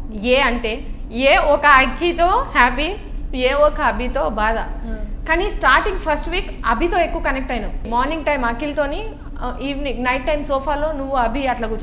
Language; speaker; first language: Telugu; native; Telugu